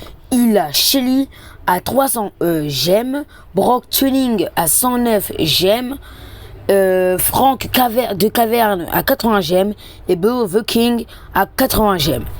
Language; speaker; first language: French; native; French